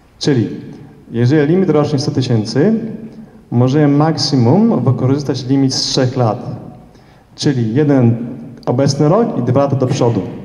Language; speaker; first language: Polish; early bilingual, heritage; Polish